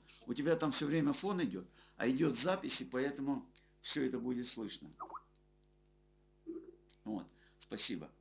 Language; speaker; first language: Russian; native; Russian